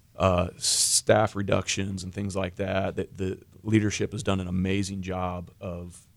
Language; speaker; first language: English; native; English